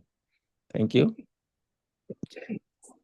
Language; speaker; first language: English; non-native, fluent; Hindi